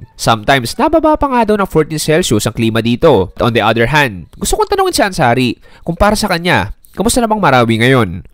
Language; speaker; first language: Filipino; native; Filipino